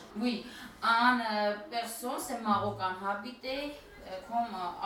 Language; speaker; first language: French; non-native, learner; Armenian